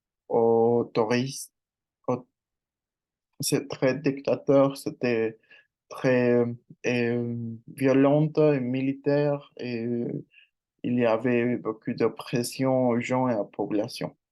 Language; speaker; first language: French; non-native, learner; Spanish